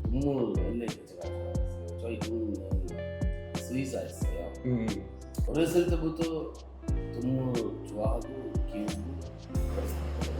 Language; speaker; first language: Korean; non-native, fluent; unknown